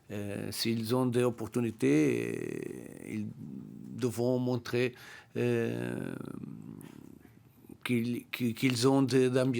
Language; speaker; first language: French; non-native, learner; Portuguese